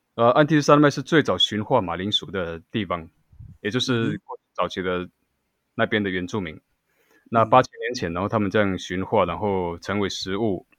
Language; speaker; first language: Chinese; native; Chinese